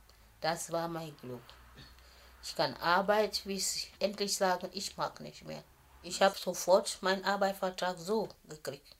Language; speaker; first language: German; non-native, fluent; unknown